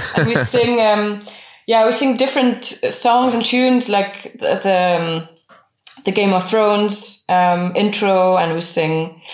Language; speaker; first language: English; non-native, fluent; French